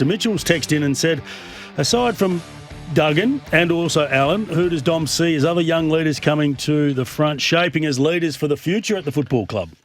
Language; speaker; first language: English; native; English